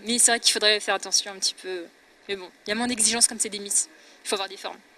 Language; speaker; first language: French; native; French